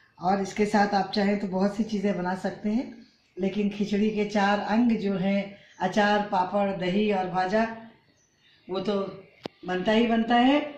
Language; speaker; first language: Hindi; non-native, local second language; Bangla